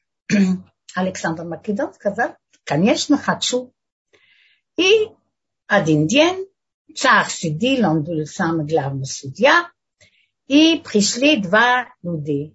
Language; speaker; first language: Russian; non-native, learner; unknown